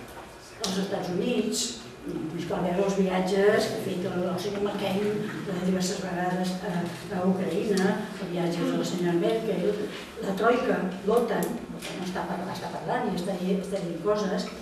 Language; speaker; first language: Catalan; native; Catalan